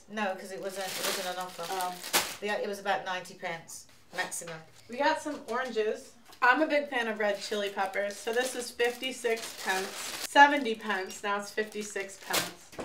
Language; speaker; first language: English; native; English